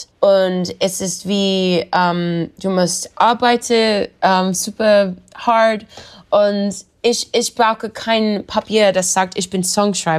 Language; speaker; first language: German; non-native, learner; English